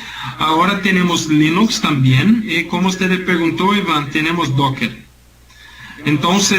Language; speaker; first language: Spanish; non-native, learner; Portuguese